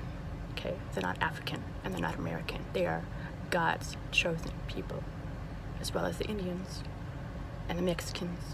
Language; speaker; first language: English; native; English